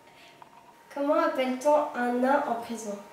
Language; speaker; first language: French; native; French